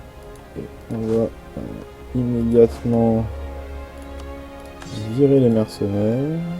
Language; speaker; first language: French; native; French